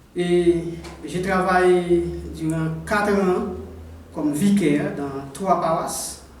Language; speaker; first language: French; non-native, local second language; Haitian Creole